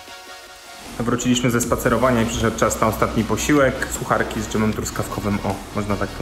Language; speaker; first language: Polish; native; Polish